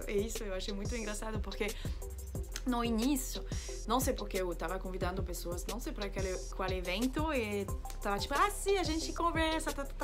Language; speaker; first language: Portuguese; non-native, fluent; French